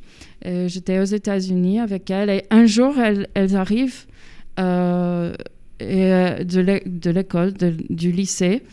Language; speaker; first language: French; non-native, fluent; English